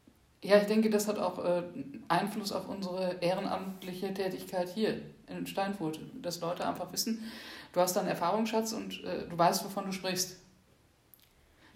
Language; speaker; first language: German; native; German